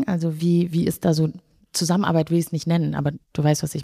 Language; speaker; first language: German; native; German